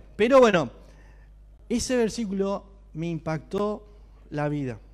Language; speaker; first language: Spanish; native; Spanish